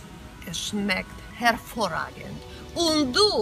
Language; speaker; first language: German; non-native, learner; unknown